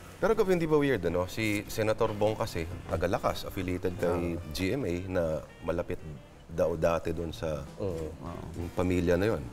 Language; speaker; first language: Filipino; native; Filipino